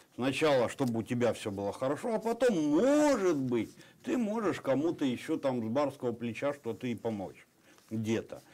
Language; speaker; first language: Russian; native; Russian